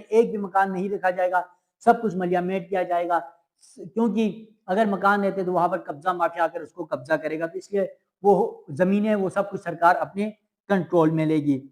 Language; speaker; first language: Urdu; non-native, local second language; Sicilian